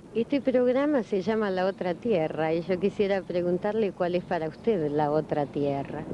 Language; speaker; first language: Spanish; native; Spanish